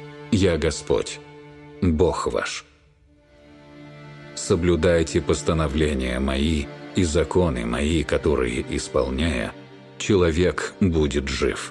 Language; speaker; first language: Russian; native; Russian